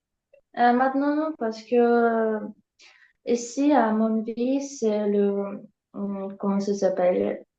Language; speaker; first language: French; non-native, learner; Ukrainian